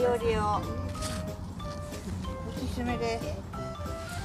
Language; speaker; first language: Japanese; native; Japanese